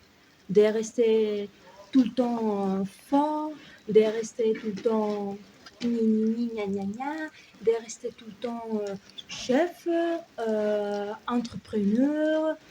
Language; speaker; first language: French; non-native, learner; Spanish